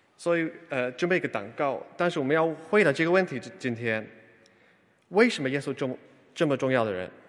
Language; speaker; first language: Chinese; non-native, fluent; English